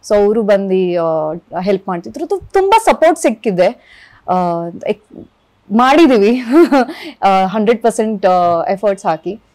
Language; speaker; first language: Kannada; early bilingual, other home language; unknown